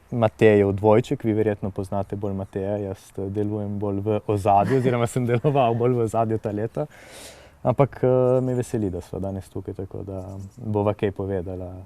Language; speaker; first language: Slovenian; non-native, local second language; Italian